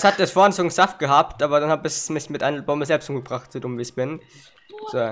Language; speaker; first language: German; native; German